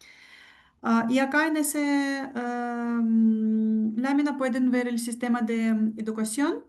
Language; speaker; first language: Spanish; non-native, fluent; Ukrainian